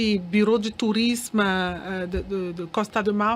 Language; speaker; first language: Portuguese; non-native, learner; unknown